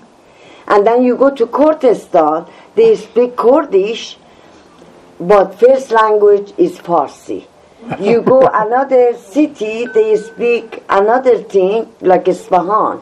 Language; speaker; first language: English; non-native, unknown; Persian